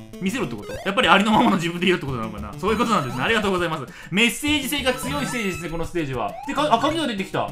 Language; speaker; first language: Japanese; native; Japanese